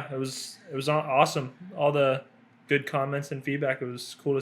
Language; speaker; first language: English; native; English